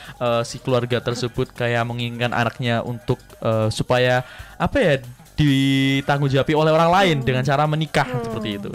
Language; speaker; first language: Indonesian; native; Indonesian